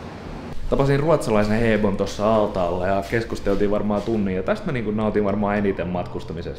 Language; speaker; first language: Finnish; native; Finnish